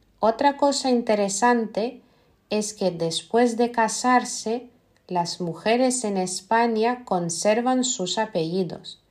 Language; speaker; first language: Spanish; non-native, fluent; Lithuanian